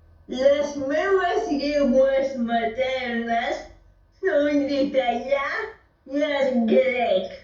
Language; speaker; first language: Catalan; non-native, fluent; Italian